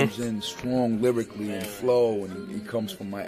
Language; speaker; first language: English; native; English